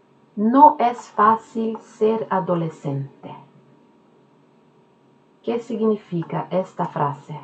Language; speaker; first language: Spanish; non-native, fluent; Norwegian